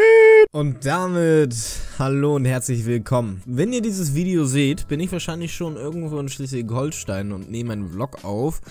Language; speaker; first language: German; native; German